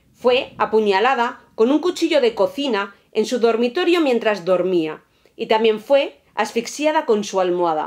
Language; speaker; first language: Spanish; native; Spanish